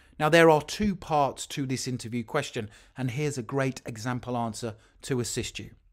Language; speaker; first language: English; native; English